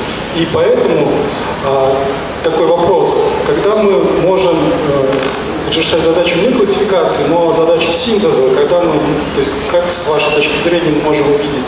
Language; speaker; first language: Russian; native; Russian